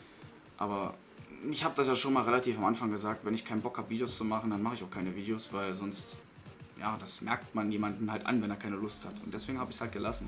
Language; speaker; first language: German; native; German